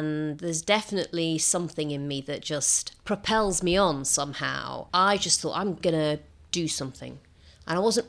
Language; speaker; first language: English; native; English